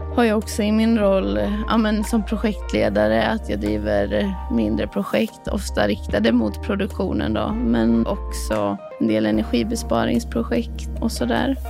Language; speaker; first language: Swedish; native; Swedish